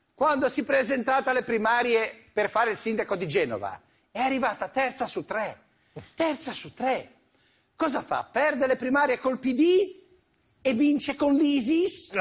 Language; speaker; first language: Italian; native; Italian